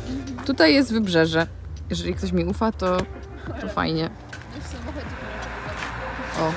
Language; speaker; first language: Polish; native; Polish